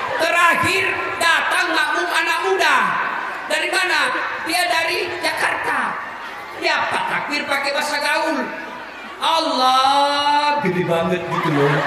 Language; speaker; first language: Indonesian; non-native, local second language; Buginese